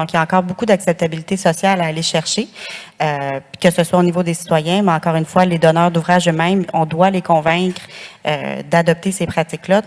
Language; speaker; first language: French; native; French